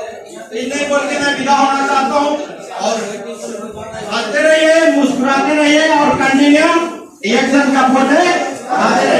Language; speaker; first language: Hindi; non-native, fluent; Bangla